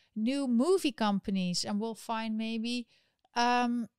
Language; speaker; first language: English; non-native, fluent; Dutch